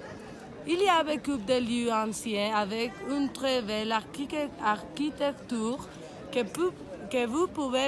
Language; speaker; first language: French; non-native, learner; Spanish